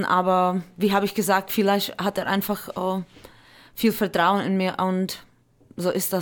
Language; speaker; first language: German; non-native, fluent; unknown